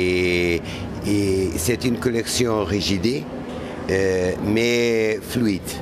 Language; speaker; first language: French; non-native, learner; Portuguese